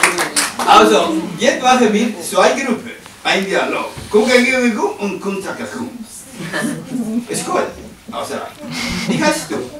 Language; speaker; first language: German; non-native, learner; Spanish